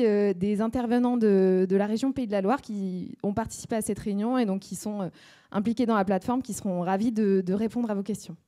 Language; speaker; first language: French; native; French